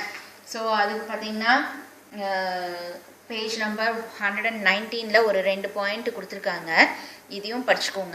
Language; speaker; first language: Tamil; native; Tamil